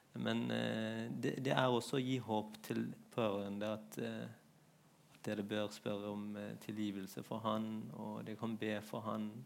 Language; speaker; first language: Norwegian; non-native, fluent; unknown